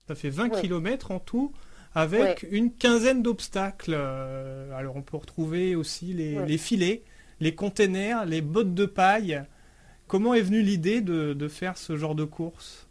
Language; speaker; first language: French; native; French